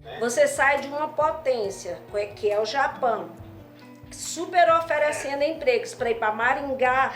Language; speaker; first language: Portuguese; native; Portuguese